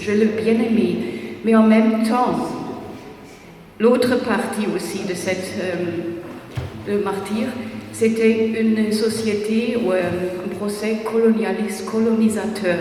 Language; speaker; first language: French; non-native, fluent; German